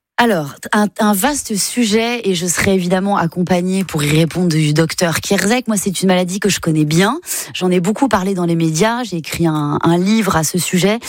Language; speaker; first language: French; native; French